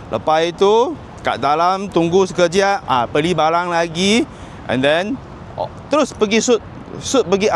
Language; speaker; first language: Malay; non-native, local second language; Chinese